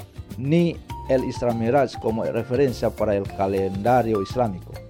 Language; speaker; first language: Spanish; non-native, fluent; Indonesian